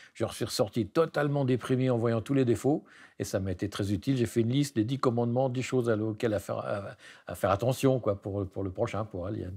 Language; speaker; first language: French; native; French